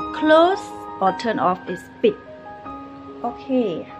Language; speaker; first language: English; non-native, fluent; Thai